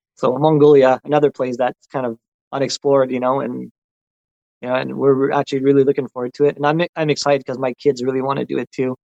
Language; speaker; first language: English; non-native, local second language; French